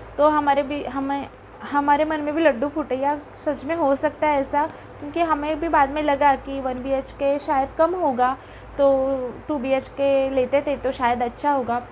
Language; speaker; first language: Hindi; non-native, local second language; Marathi